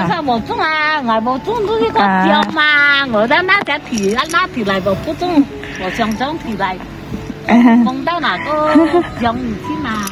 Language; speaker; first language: Chinese; native; Chinese